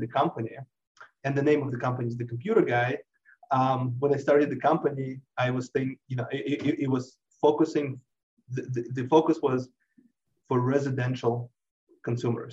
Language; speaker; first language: English; non-native, fluent; Russian